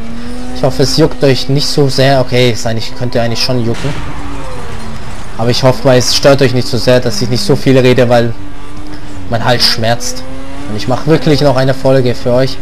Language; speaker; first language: German; native; German